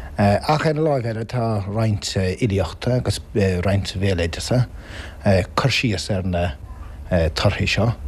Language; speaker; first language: Irish; non-native, local second language; English